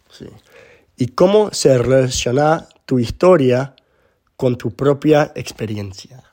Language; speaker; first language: Spanish; early bilingual, heritage; Spanish